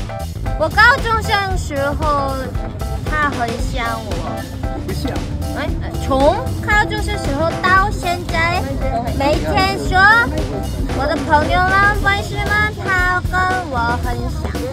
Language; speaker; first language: Chinese; non-native, learner; Korean